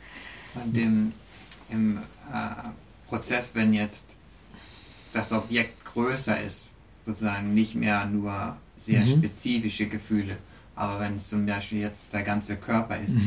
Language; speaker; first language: German; native; German